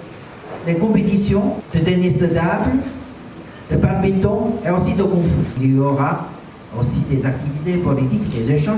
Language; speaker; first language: French; non-native, fluent; Chinese